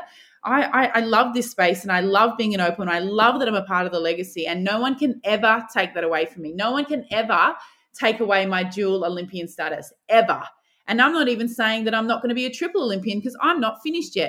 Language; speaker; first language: English; native; English